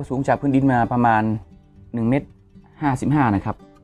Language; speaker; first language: Thai; native; Thai